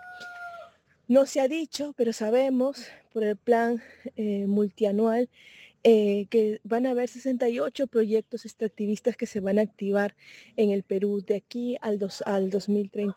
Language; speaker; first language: Spanish; native; Spanish